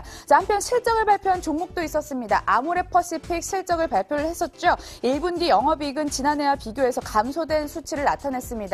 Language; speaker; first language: Korean; native; Korean